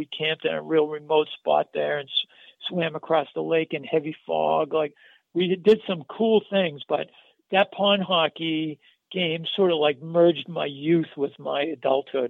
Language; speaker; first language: English; native; English